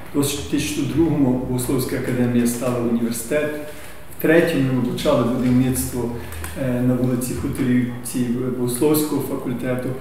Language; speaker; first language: Ukrainian; early bilingual, heritage; Ukrainian